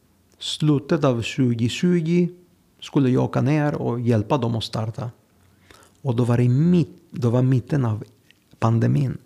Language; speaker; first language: Swedish; non-native, fluent; Greek